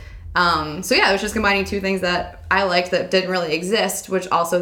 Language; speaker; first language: English; native; English